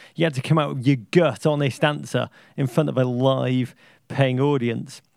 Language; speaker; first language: English; native; English